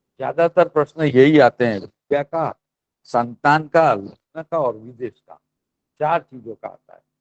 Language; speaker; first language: Hindi; non-native, local second language; Gujarati